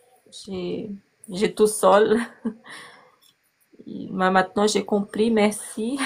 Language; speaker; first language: French; non-native, learner; Portuguese